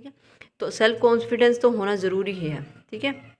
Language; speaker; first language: Hindi; native; Hindi